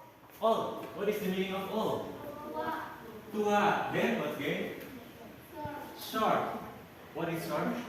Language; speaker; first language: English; non-native, learner; Indonesian